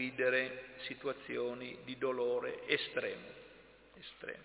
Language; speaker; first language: Italian; native; Italian